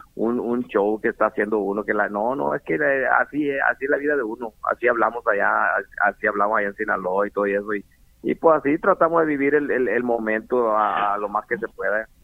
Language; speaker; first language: Spanish; native; Spanish